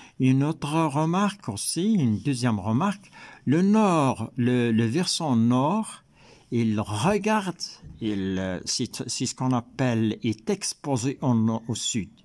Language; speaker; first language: French; non-native, local second language; Arabic